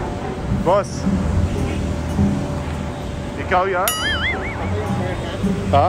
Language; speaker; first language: Filipino; non-native, learner; Arabic